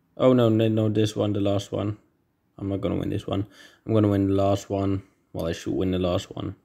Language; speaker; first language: English; non-native, fluent; Dutch